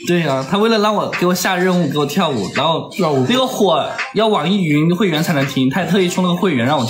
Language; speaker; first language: Chinese; native; Chinese